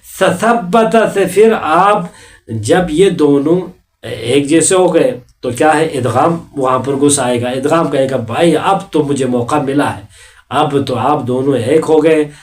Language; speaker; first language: Urdu; non-native, local second language; Balti